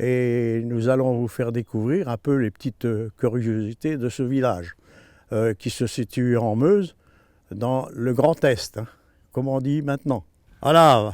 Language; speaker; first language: French; native; French